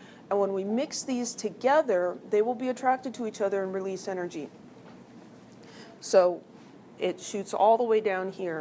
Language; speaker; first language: English; native; English